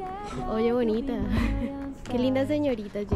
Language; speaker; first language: Spanish; native; Spanish